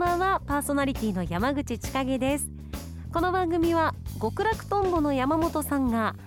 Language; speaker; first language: Japanese; native; Japanese